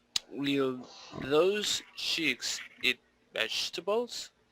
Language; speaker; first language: English; non-native, learner; Spanish